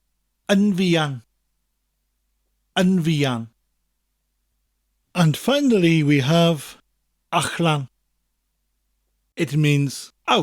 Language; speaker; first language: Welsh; non-native, fluent; English